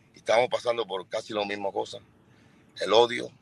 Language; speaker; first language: Spanish; early bilingual, other home language; English